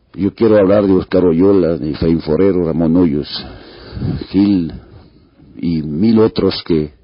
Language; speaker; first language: Spanish; non-native, fluent; French